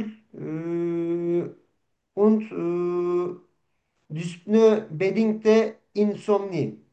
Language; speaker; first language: German; non-native, learner; Turkish